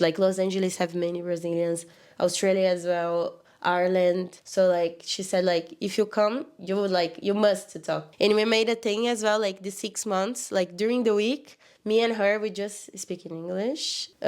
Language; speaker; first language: English; non-native, learner; Portuguese